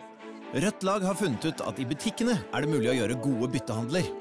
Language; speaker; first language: Norwegian; native; Norwegian